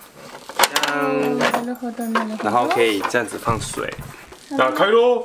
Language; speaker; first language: Chinese; native; Chinese